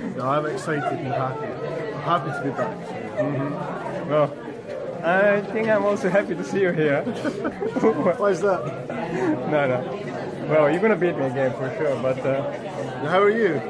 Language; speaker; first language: English; non-native, fluent; Bulgarian